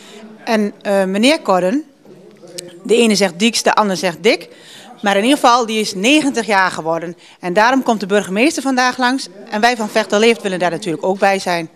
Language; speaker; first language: Dutch; native; Dutch